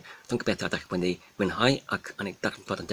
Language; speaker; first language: Welsh; non-native, learner; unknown